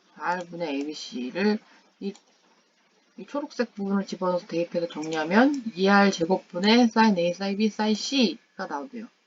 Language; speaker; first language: Korean; non-native, fluent; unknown